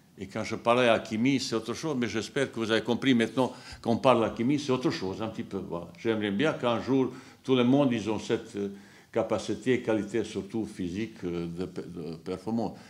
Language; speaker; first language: French; non-native, fluent; Bosnian